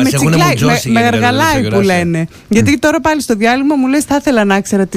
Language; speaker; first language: Greek; native; Greek